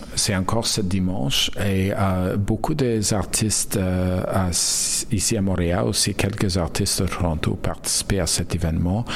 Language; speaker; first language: French; non-native, learner; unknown